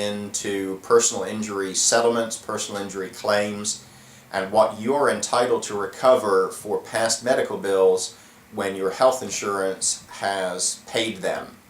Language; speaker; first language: English; native; English